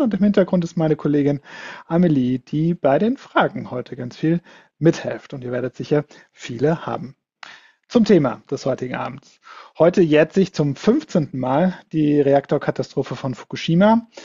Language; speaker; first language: German; native; German